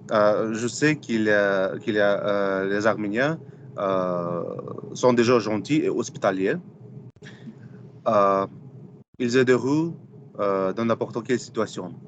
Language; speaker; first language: French; non-native, fluent; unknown